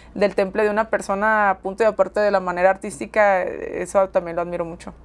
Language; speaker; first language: Spanish; native; Spanish